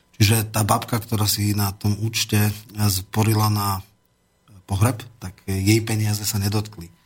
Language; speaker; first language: Slovak; native; Slovak